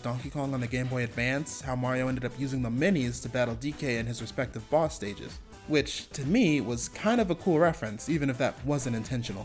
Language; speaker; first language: English; native; English